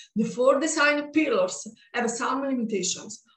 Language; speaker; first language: English; non-native, learner; Italian